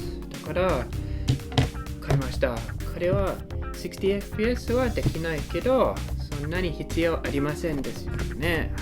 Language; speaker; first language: Japanese; non-native, learner; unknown